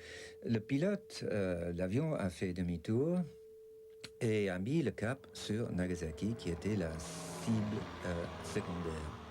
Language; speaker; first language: French; non-native, fluent; English